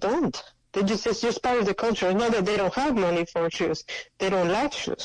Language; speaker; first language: English; non-native, fluent; Spanish